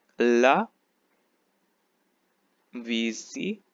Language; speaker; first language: French; non-native, fluent; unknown